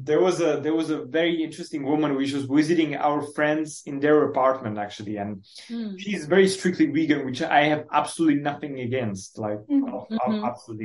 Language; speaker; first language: English; non-native, fluent; Czech